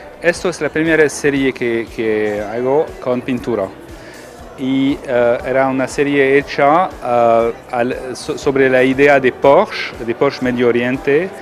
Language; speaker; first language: Spanish; non-native, fluent; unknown